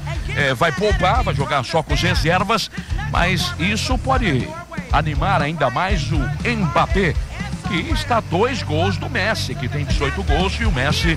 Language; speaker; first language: Portuguese; native; Portuguese